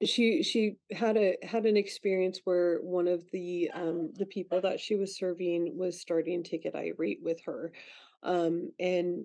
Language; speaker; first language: English; native; English